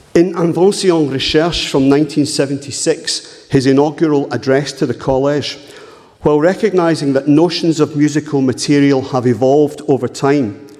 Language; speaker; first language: English; native; English